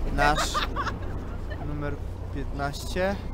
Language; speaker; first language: Polish; non-native, learner; Russian